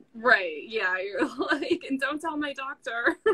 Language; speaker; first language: English; native; English